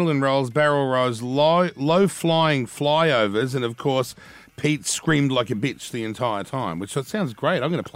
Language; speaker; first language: English; native; English